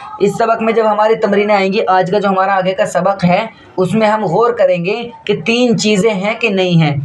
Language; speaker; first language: Urdu; native; Urdu